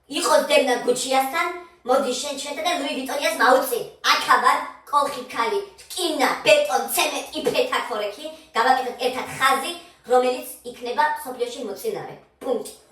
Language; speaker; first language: Georgian; non-native, local second language; Mingrelian